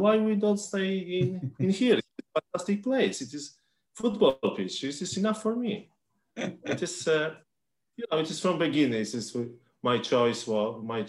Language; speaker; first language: English; non-native, learner; Polish